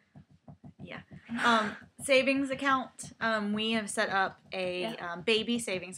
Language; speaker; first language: English; native; English